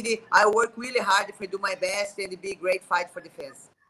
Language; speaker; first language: English; non-native, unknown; Portuguese